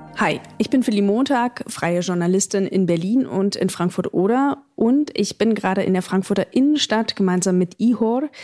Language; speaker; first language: German; native; German